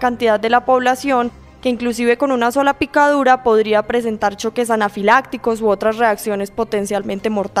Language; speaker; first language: Spanish; native; Spanish